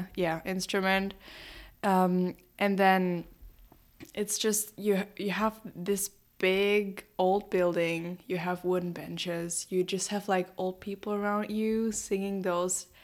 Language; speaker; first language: English; non-native, fluent; German